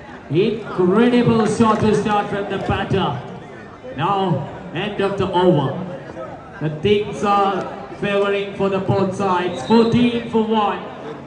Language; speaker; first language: English; non-native, local second language; Malayalam